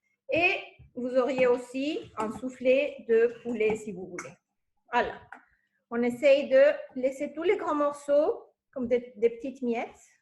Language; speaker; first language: French; non-native, fluent; Spanish